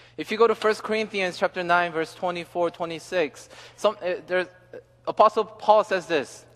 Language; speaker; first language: English; early bilingual, other home language; Korean